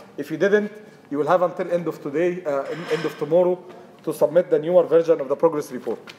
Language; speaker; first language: English; non-native, fluent; Arabic